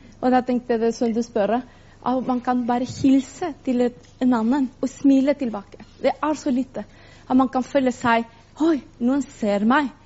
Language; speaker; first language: Norwegian; non-native, fluent; Spanish